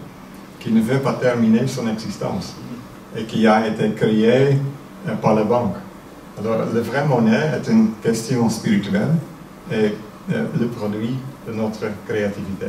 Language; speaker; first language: French; non-native, fluent; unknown